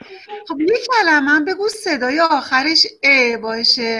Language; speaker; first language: Persian; native; Persian